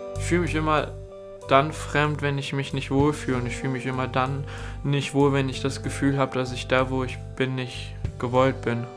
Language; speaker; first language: German; early bilingual, other home language; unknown